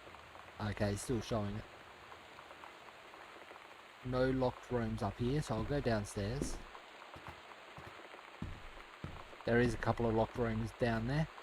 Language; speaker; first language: English; native; English